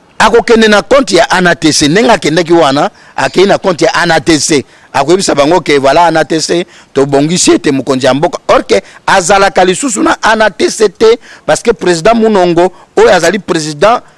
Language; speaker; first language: Lingala; non-native, local second language; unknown